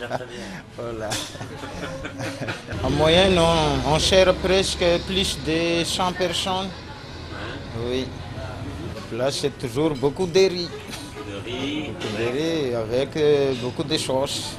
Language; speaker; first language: French; non-native, local second language; Malagasy